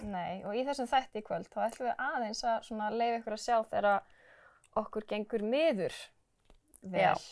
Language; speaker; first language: Icelandic; native; Icelandic